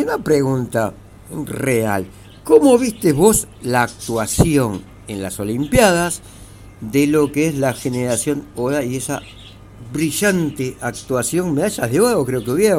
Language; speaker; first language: Spanish; native; Spanish